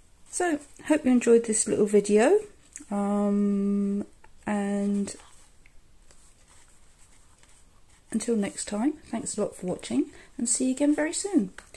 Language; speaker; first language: English; native; English